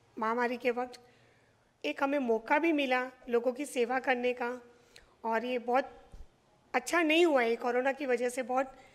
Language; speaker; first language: Hindi; non-native, local second language; Marathi